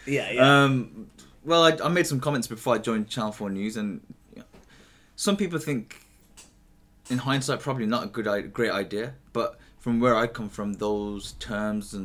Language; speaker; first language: English; native; English